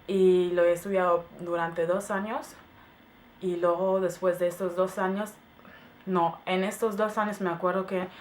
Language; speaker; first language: Spanish; non-native, fluent; German